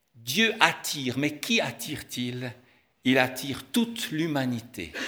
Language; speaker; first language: French; native; French